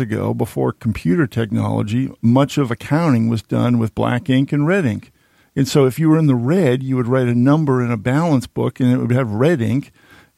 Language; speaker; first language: English; native; English